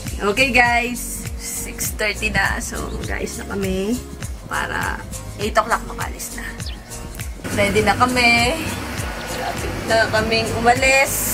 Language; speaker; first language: Filipino; native; Filipino